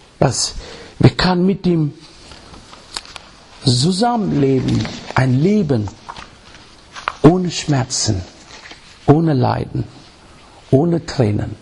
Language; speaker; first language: German; non-native, learner; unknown